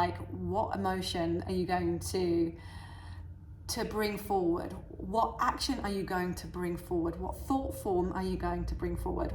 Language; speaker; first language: English; native; English